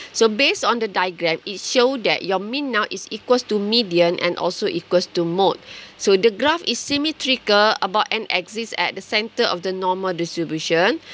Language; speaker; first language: English; non-native, local second language; Malay